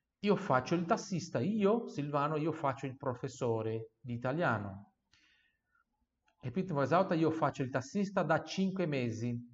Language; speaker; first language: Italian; non-native, fluent; Portuguese